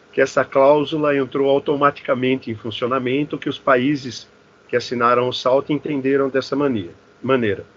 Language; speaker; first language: Portuguese; native; Portuguese